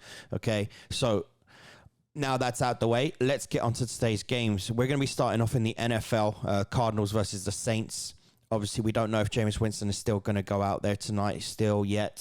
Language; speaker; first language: English; native; English